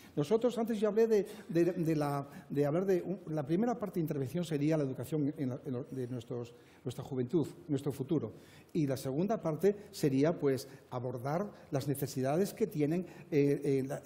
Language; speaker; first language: Spanish; native; Spanish